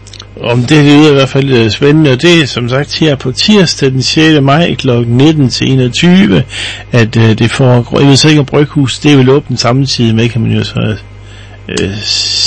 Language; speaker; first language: Danish; native; Danish